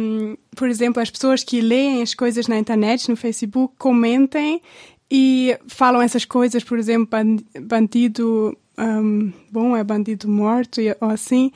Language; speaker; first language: Portuguese; non-native, fluent; German